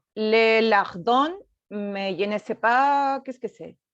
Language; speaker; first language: French; non-native, learner; Spanish